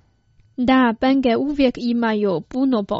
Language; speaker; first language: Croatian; non-native, fluent; Chinese